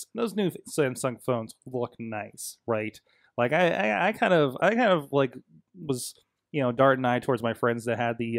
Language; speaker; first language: English; native; English